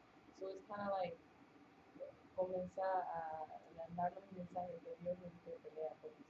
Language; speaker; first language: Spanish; early bilingual, heritage; Spanish